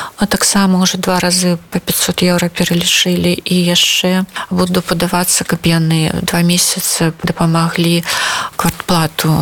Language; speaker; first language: Belarusian; non-native, local second language; Russian